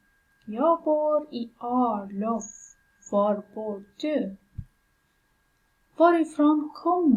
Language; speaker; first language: Swedish; non-native, fluent; Pashto